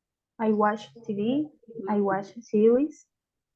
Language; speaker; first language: English; non-native, learner; Spanish